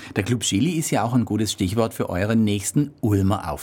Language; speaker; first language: German; native; German